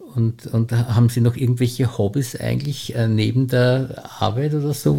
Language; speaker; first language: German; native; German